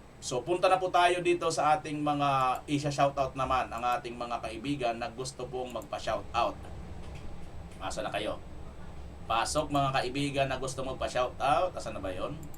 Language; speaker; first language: Filipino; non-native, local second language; Cebuano